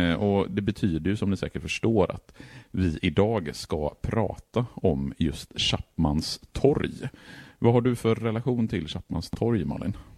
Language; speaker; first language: Swedish; native; Swedish